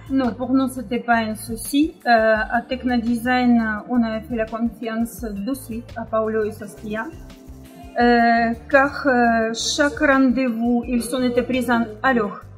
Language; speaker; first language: French; non-native, fluent; Russian